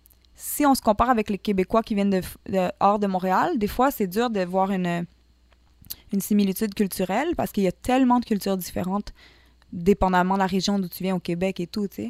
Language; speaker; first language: French; native; French